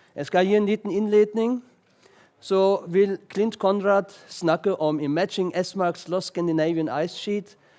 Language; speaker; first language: Norwegian; non-native, fluent; German